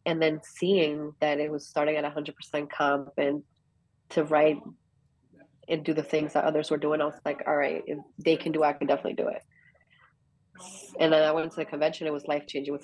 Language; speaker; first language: English; early bilingual, other home language; Greek